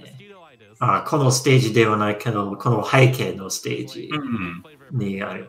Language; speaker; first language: Japanese; non-native, learner; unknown